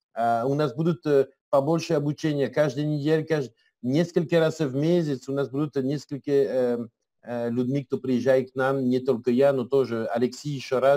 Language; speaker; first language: Russian; non-native, learner; French